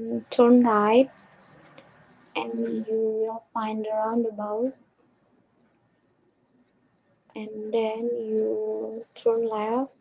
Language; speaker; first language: English; non-native, learner; Indonesian